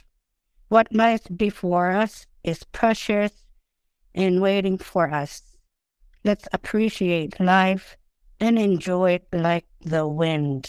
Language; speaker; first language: English; non-native, fluent; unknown